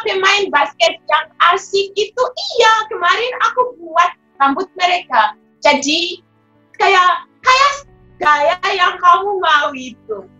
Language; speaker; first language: Indonesian; non-native, fluent; Shona